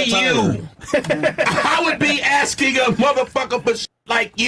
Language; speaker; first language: English; native; English